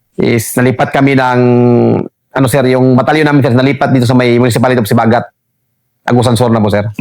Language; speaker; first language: Filipino; non-native, local second language; Cebuano